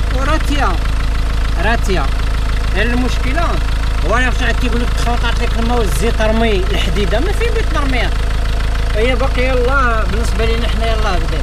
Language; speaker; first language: Arabic; native; Arabic